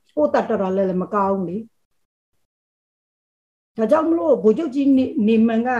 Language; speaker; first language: Burmese; non-native, local second language; Tedim Chin